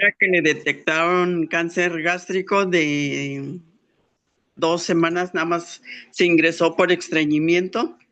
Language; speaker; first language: Spanish; native; Spanish